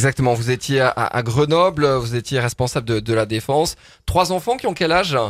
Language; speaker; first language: French; native; French